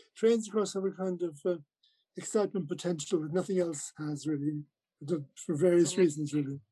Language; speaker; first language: English; native; English